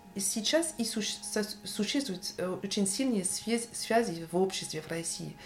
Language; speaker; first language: Russian; non-native, fluent; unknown